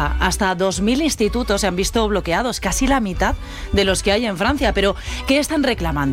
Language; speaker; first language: Spanish; native; Spanish